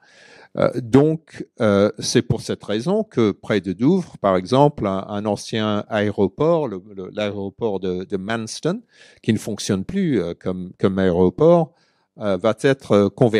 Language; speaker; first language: French; early bilingual, other home language; English